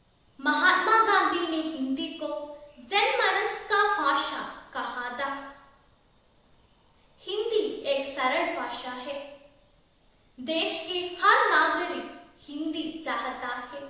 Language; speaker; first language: Hindi; non-native, local second language; Malayalam